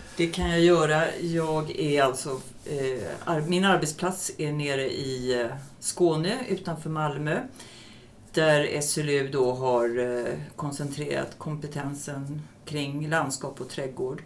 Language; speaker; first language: Swedish; native; Swedish